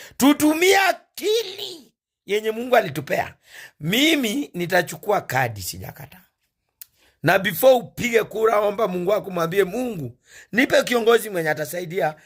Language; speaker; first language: Swahili; non-native, local second language; Luyia